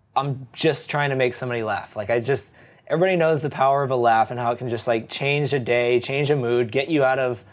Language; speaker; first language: English; native; English